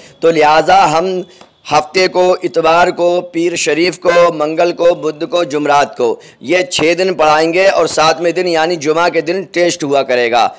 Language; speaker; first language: Urdu; native; Urdu